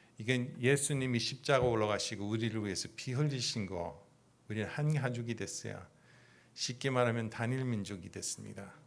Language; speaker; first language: Korean; non-native, fluent; English